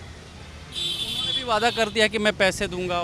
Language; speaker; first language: Hindi; native; Hindi